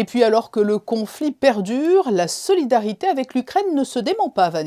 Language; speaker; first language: French; native; French